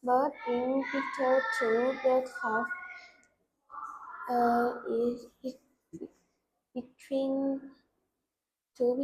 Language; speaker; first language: English; non-native, learner; Vietnamese